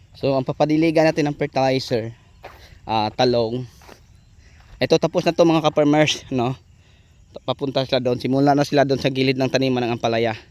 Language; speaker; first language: Filipino; non-native, local second language; Cebuano